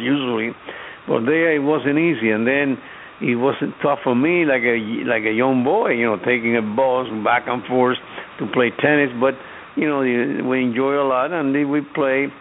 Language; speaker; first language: English; non-native, fluent; Spanish